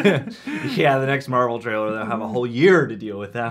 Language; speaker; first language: English; native; English